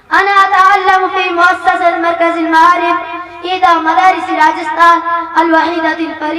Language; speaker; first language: Arabic; non-native, learner; Urdu